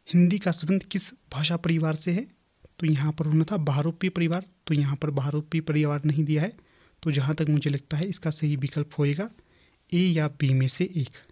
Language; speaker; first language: Hindi; native; Hindi